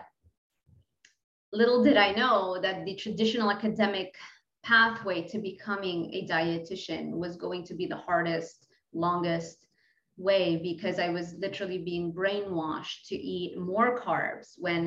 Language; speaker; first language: English; non-native, fluent; Arabic